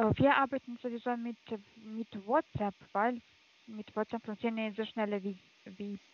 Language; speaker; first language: German; non-native, learner; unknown